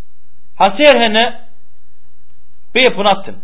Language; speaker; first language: Swedish; early bilingual, other home language; Arabic